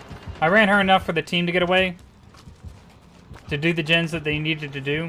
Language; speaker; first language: English; native; English